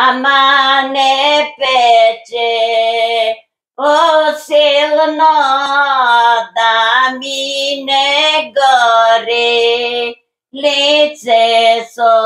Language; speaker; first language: Bulgarian; native; Bulgarian